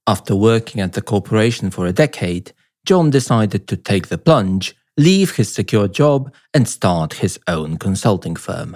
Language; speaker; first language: English; non-native, fluent; Polish